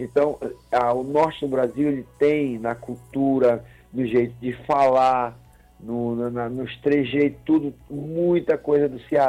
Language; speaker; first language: Portuguese; native; Portuguese